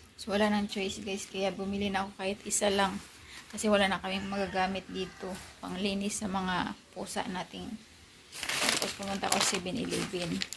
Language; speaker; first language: Filipino; non-native, local second language; Aklanon